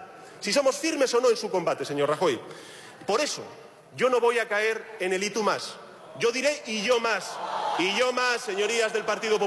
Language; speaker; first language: Spanish; native; Spanish